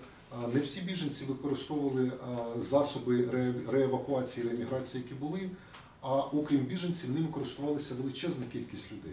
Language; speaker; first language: Ukrainian; native; Ukrainian